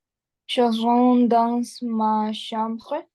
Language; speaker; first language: French; non-native, learner; Spanish